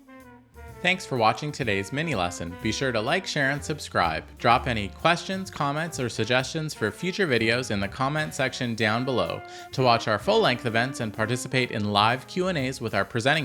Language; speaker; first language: English; native; English